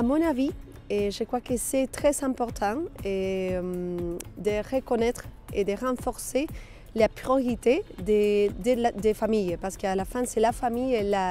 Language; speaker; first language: French; non-native, fluent; Spanish